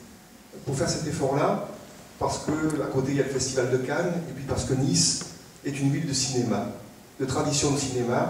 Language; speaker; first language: French; native; French